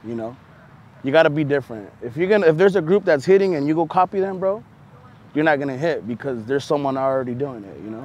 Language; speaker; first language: English; early bilingual, other home language; Spanish